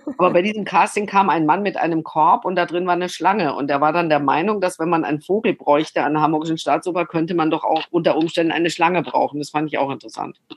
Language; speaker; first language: German; native; German